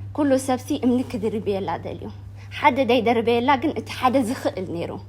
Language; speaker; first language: Tigrinya; early bilingual, heritage; Tigrinya